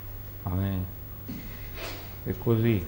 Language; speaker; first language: Italian; non-native, learner; Russian